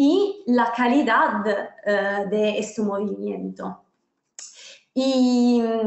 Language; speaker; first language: Spanish; non-native, fluent; Italian